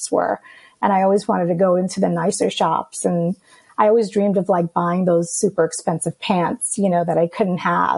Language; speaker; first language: English; early bilingual, other home language; Greek